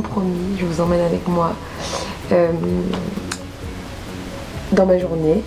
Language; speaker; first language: French; native; French